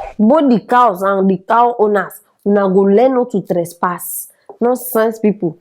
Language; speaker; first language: Nigerian Pidgin; native; Nigerian Pidgin